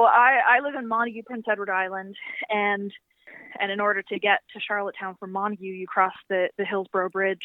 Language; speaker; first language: English; native; English